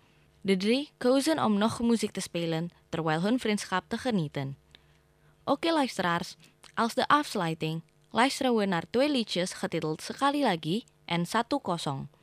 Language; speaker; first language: Dutch; non-native, fluent; Indonesian